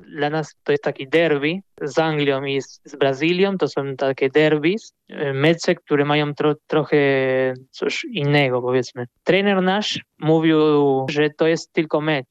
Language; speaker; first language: Polish; early bilingual, heritage; Polish